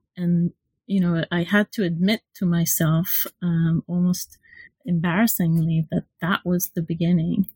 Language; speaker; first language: English; non-native, fluent; Hebrew